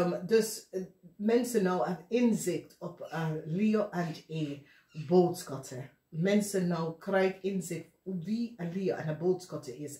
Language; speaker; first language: Dutch; non-native, learner; English